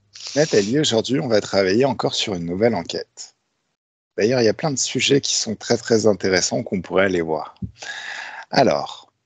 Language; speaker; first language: French; native; French